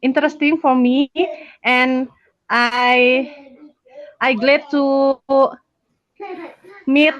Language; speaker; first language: English; non-native, learner; Indonesian